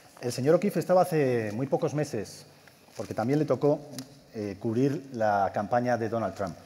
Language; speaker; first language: Spanish; native; Spanish